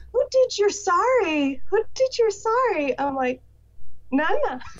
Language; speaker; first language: English; native; English